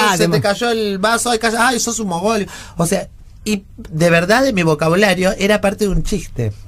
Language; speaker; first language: Spanish; native; Spanish